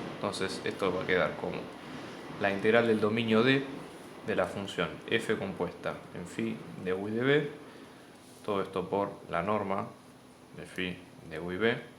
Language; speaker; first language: Spanish; native; Spanish